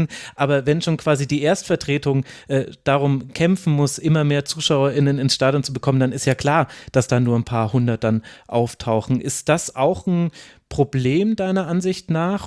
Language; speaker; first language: German; native; German